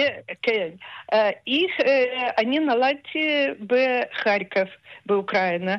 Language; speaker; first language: Hebrew; non-native, fluent; Russian